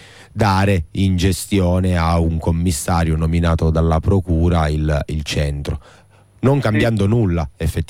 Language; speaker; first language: Italian; native; Italian